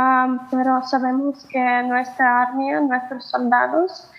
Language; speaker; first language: Spanish; non-native, fluent; Ukrainian